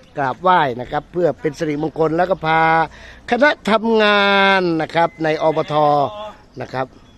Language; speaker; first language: Thai; non-native, local second language; Northern Khmer